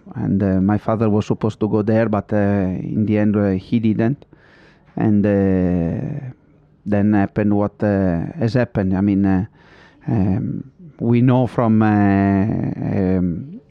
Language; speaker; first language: English; non-native, fluent; Italian